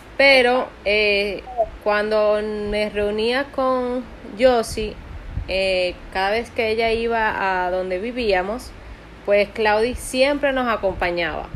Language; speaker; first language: Spanish; native; Spanish